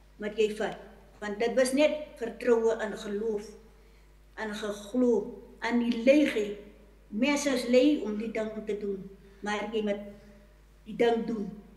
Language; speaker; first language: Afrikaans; non-native, local second language; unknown